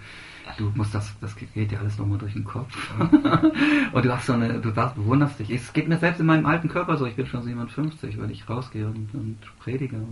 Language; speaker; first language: German; native; German